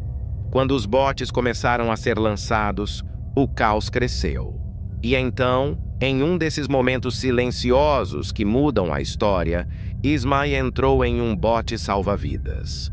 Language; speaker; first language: Portuguese; native; Portuguese